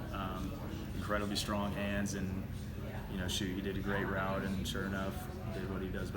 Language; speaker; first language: English; native; English